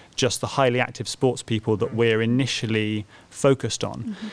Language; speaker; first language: English; native; English